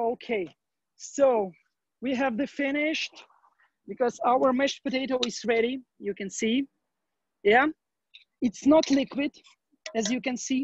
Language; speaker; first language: English; non-native, learner; Ukrainian